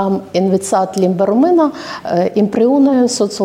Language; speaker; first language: Romanian; non-native, learner; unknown